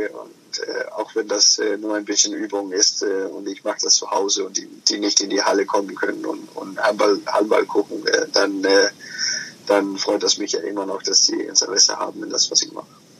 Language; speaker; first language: German; non-native, fluent; Danish